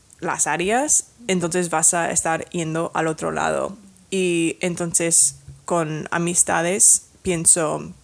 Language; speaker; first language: Spanish; non-native, fluent; English